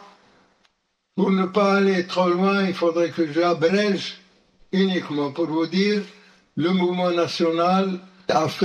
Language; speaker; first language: French; non-native, local second language; Arabic